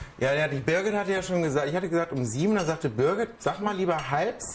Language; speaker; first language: German; native; German